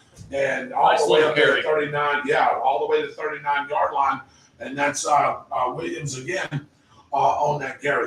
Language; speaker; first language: English; native; English